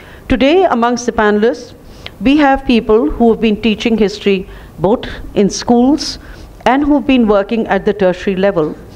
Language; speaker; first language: English; non-native, local second language; Hindi